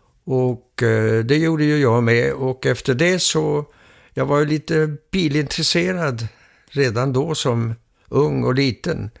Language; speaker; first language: Swedish; early bilingual, heritage; Swedish